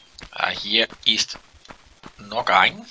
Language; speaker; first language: German; non-native, learner; Dutch